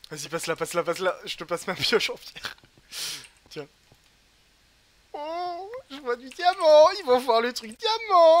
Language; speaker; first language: French; native; French